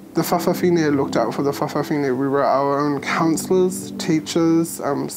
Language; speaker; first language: English; native; English